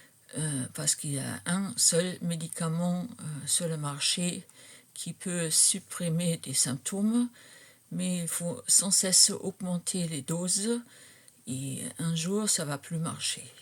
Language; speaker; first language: French; non-native, fluent; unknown